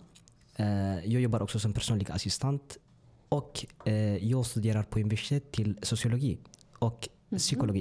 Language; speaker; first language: Swedish; non-native, fluent; Tigrinya